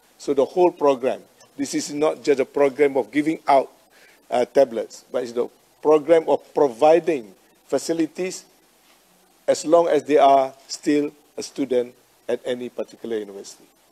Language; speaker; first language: English; non-native, local second language; Malay